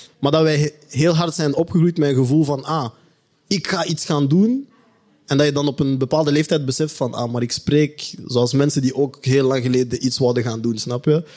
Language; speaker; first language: Dutch; native; Dutch